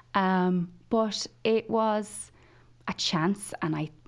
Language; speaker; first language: English; native; English